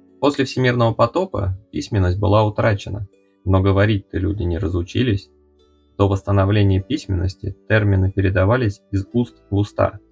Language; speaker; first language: Russian; native; Russian